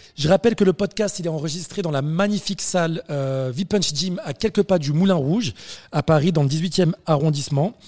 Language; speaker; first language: French; native; French